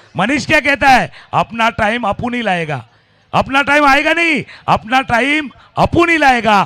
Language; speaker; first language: Hindi; non-native, local second language; Marathi